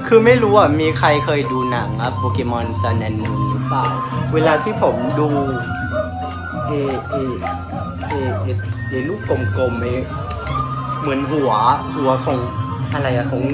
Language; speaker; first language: Thai; non-native, fluent; Vietnamese